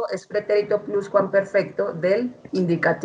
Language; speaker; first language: Spanish; native; Spanish